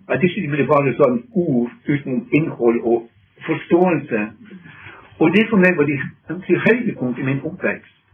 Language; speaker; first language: Norwegian; non-native, fluent; English